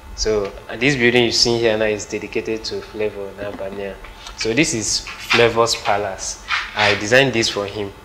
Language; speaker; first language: English; non-native, local second language; Igbo